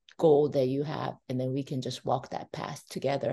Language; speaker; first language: English; non-native, fluent; Korean